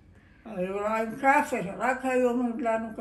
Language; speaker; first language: Hebrew; non-native, learner; Aramaic